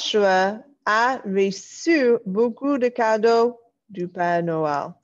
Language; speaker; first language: French; non-native, fluent; English